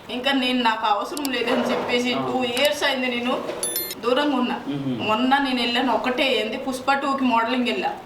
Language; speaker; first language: Telugu; non-native, local second language; Odia